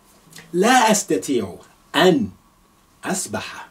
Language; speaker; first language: Arabic; non-native, fluent; Yoruba